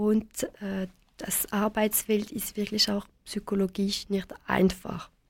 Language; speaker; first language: German; non-native, local second language; French